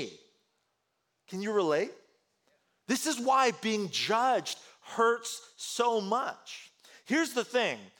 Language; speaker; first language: English; early bilingual, other home language; Korean